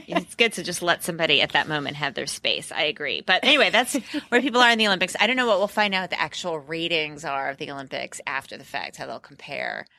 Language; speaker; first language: English; native; English